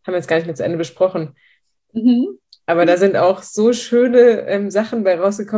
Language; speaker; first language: German; native; German